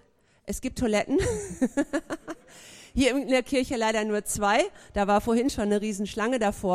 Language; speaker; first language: German; native; German